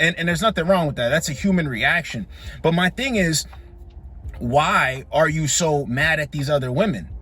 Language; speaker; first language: English; native; English